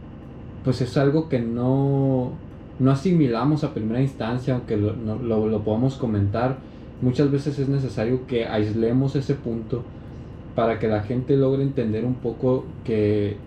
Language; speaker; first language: Spanish; native; Spanish